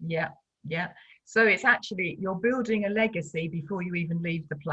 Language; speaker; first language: English; native; English